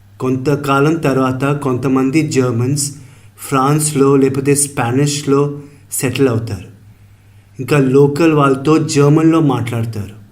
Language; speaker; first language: Telugu; early bilingual, heritage; Telugu